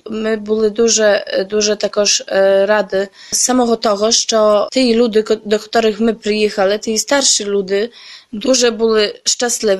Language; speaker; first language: Ukrainian; early bilingual, heritage; Ukrainian